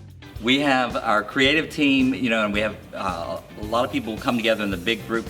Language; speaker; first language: English; native; English